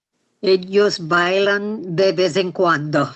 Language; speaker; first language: Spanish; non-native, learner; English